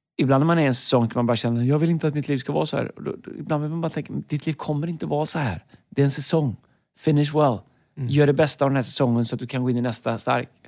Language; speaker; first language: Swedish; native; Swedish